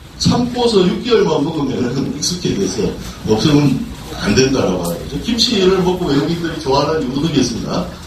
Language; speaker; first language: Korean; native; Korean